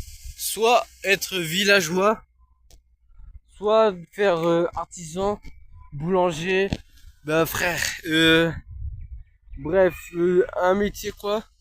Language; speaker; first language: French; native; French